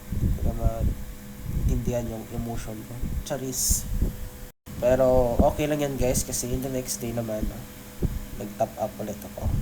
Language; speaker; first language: Filipino; non-native, local second language; Hiligaynon